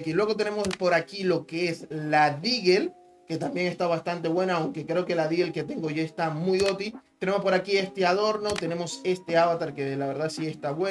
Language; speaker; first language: Spanish; native; Spanish